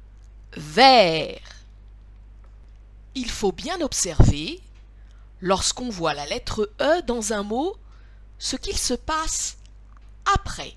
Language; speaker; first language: French; native; French